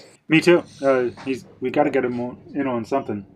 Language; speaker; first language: English; native; English